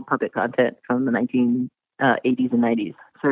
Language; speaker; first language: English; native; English